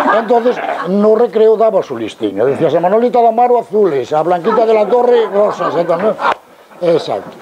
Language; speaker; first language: Spanish; non-native, local second language; Galician